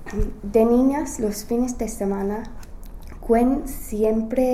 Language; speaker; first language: Spanish; non-native, learner; English